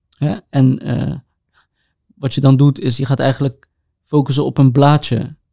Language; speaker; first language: Dutch; early bilingual, other home language; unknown